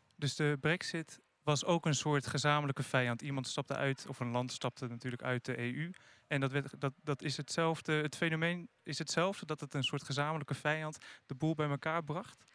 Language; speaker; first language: Dutch; native; Dutch